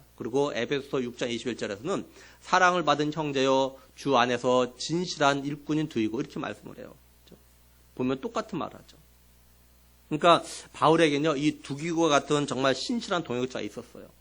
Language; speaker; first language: Korean; native; Korean